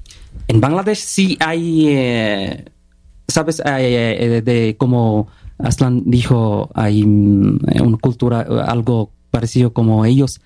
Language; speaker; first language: Spanish; non-native, learner; Bangla